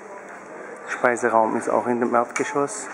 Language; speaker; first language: German; early bilingual, other home language; Turkish